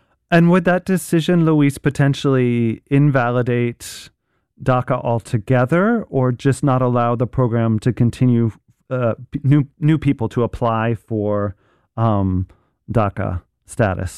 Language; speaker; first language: English; native; English